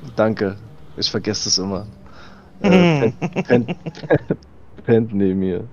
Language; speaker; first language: German; native; German